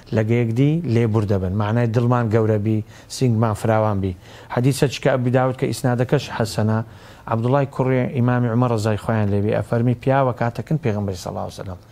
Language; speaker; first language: Central Kurdish; native; Central Kurdish